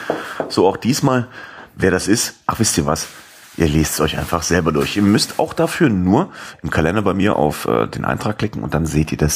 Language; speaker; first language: German; native; German